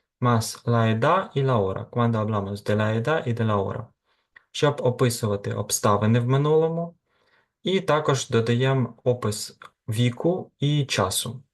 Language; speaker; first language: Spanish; non-native, fluent; Ukrainian